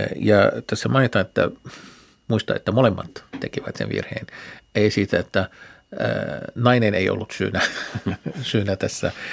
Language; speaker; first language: Finnish; non-native, fluent; Arabic